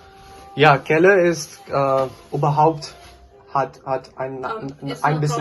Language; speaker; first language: German; non-native, learner; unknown